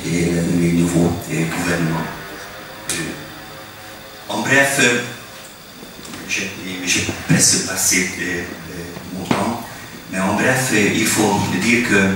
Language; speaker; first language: French; non-native, fluent; Hungarian